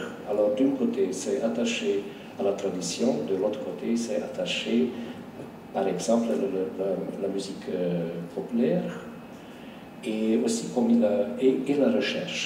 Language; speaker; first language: French; non-native, fluent; Hungarian